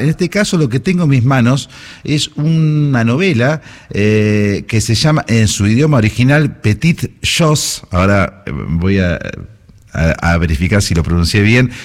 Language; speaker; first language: Spanish; native; Spanish